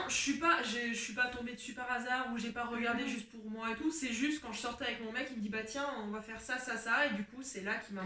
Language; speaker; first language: French; native; French